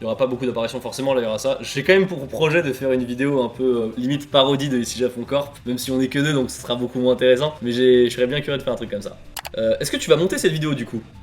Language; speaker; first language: French; native; French